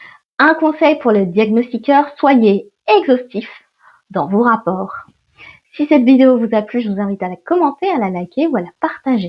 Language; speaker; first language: French; native; French